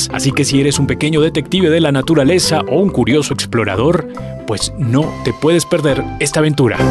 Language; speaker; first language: Spanish; native; Spanish